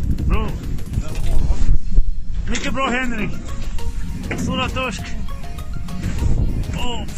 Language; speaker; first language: Swedish; non-native, learner; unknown